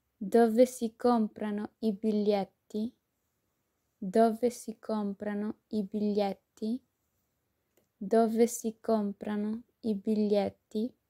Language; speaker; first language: Italian; non-native, learner; Spanish